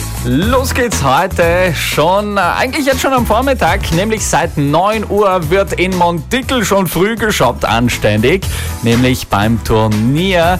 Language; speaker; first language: German; native; German